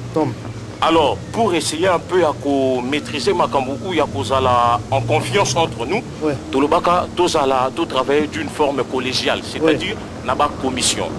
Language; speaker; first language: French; non-native, local second language; Lingala